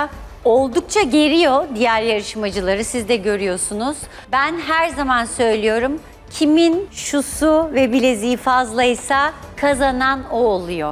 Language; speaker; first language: Turkish; native; Turkish